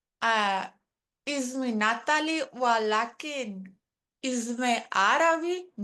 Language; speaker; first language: Arabic; non-native, learner; English